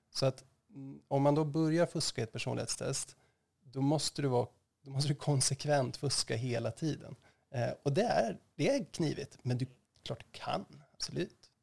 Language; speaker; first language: Swedish; native; Swedish